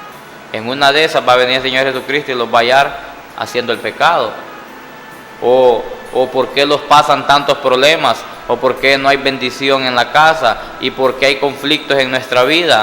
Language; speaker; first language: Spanish; native; Spanish